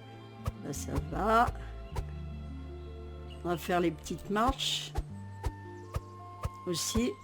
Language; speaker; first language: French; native; French